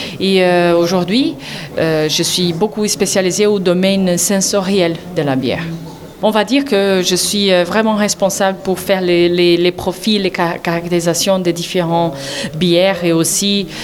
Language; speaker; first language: French; non-native, learner; Portuguese